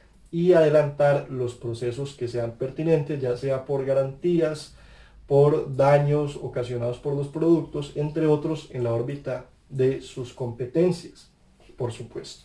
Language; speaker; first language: Spanish; native; Spanish